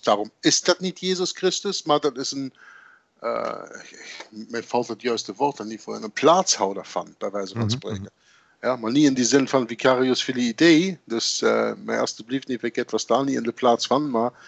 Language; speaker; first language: Dutch; native; Dutch